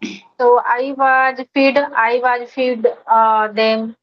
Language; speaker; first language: English; non-native, learner; Hindi